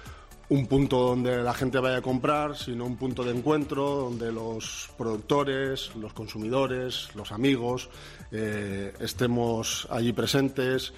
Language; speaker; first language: Spanish; native; Spanish